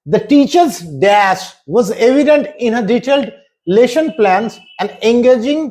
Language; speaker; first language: English; non-native, local second language; Bangla